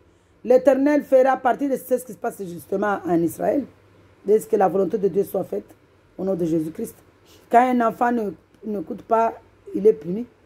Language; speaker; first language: French; non-native, local second language; Comorian